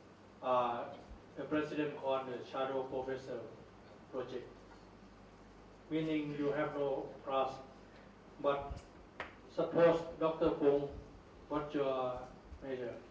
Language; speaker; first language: English; non-native, learner; Thai